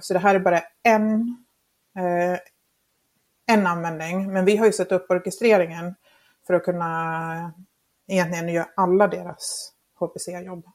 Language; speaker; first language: Swedish; non-native, fluent; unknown